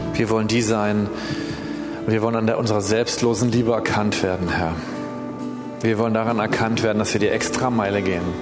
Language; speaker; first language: German; native; German